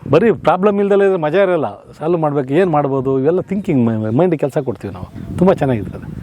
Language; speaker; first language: Kannada; native; Kannada